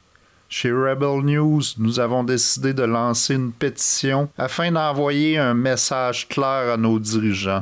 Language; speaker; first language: French; native; French